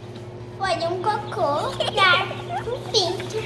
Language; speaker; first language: Portuguese; native; Portuguese